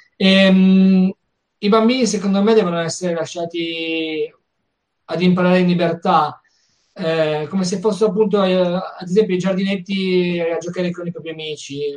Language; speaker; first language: Italian; native; Italian